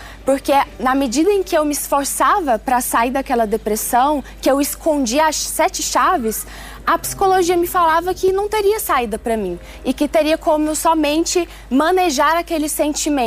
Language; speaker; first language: Portuguese; early bilingual, other home language; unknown